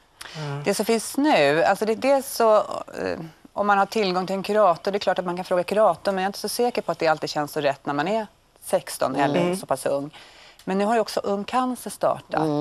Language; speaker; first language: Swedish; native; Swedish